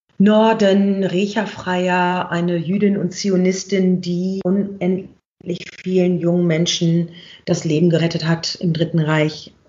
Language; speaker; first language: German; native; German